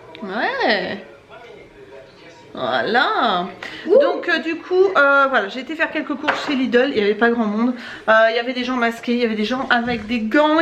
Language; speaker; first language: French; native; French